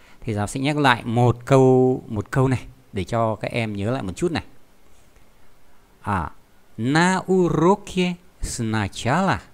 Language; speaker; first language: Vietnamese; native; Vietnamese